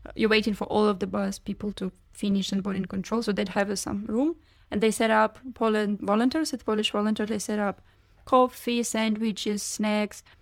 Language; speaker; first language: English; non-native, fluent; Ukrainian